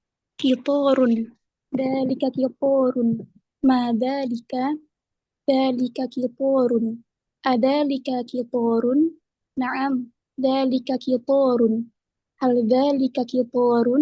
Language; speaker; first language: Arabic; non-native, learner; Indonesian